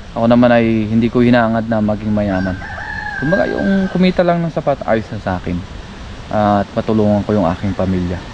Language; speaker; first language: Filipino; native; Filipino